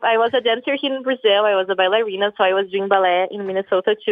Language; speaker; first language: English; non-native, fluent; Portuguese